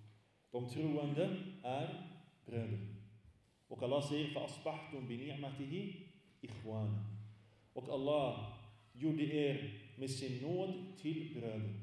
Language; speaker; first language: Swedish; early bilingual, other home language; Arabic